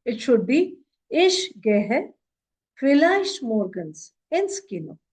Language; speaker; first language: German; non-native, fluent; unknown